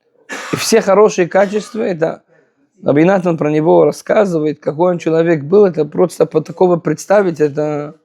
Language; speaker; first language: Russian; non-native, fluent; Hebrew